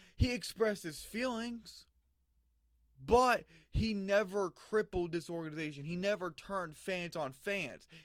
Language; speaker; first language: English; native; English